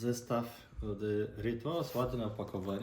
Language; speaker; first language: Polish; non-native, learner; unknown